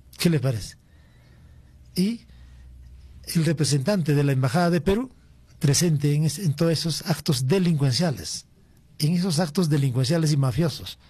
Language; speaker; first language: Spanish; native; Spanish